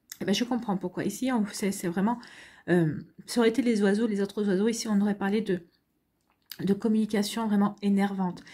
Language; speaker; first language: French; native; French